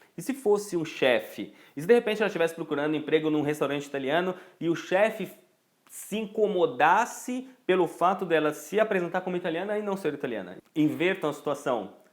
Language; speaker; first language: Portuguese; native; Portuguese